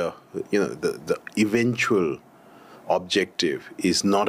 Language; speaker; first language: English; non-native, local second language; Hindi